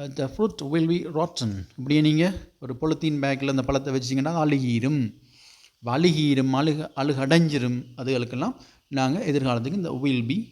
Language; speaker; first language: Tamil; native; Tamil